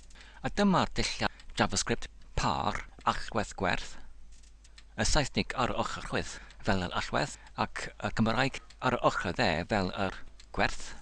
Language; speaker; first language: Welsh; non-native, fluent; English